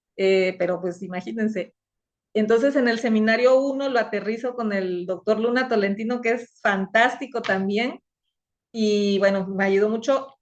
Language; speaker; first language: Spanish; native; Spanish